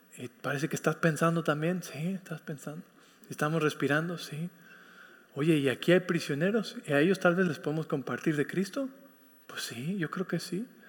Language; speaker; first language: Spanish; early bilingual, heritage; Spanish